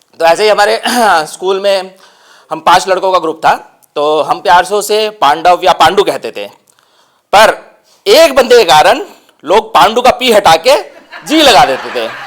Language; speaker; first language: Hindi; non-native, local second language; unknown